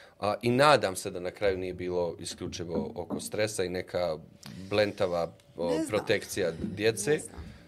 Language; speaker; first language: Bosnian; native; Bosnian